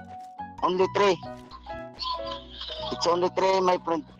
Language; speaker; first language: English; non-native, local second language; Cebuano